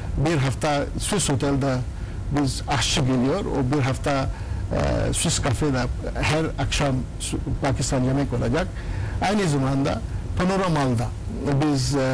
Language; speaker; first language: Turkish; non-native, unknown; Urdu